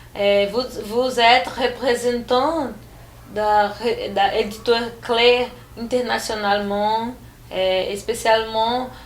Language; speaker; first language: French; non-native, fluent; Portuguese